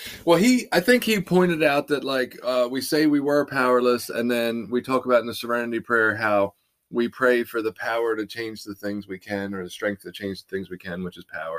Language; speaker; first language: English; native; English